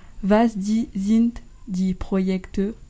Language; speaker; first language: German; non-native, learner; French